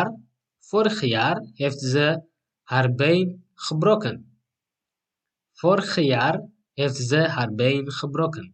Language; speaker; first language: Dutch; non-native, fluent; Tigrinya